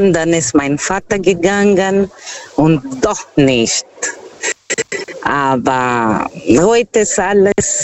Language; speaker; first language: German; non-native, fluent; Portuguese